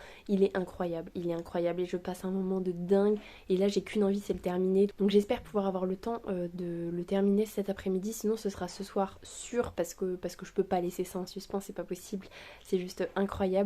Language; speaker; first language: French; native; French